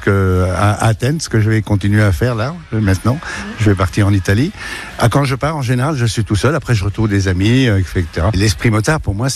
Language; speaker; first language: French; native; French